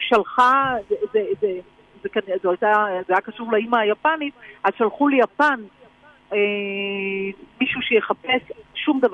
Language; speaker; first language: Hebrew; native; Hebrew